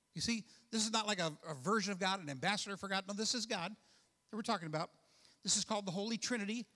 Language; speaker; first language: English; native; English